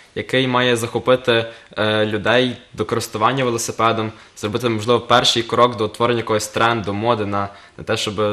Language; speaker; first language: Ukrainian; native; Ukrainian